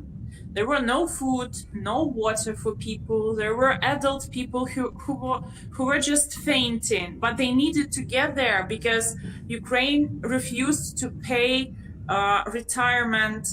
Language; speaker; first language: English; non-native, fluent; Russian